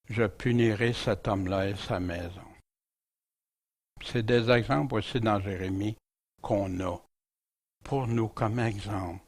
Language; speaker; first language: French; native; French